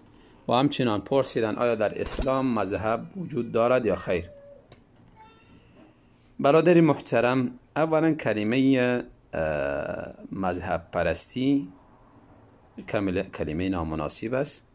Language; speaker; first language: Persian; native; Persian